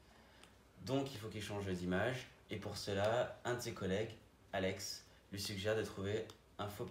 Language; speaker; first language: French; native; French